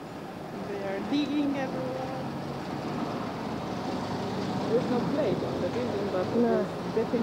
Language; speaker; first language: English; non-native, learner; Polish